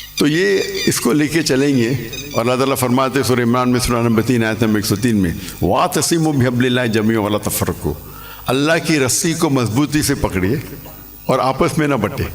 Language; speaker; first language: Urdu; non-native, local second language; English